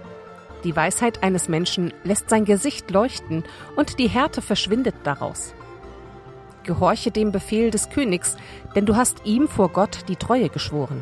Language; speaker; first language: German; native; German